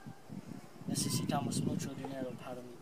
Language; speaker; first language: Spanish; non-native, learner; English